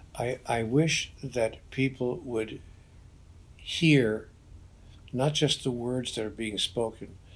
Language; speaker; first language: English; native; English